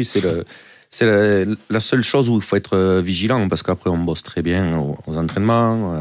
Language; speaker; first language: French; native; French